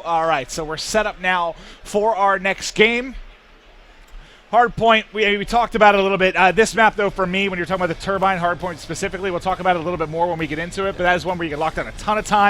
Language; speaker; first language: English; native; English